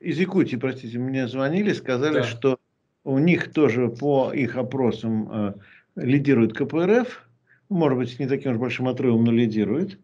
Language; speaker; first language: Russian; native; Russian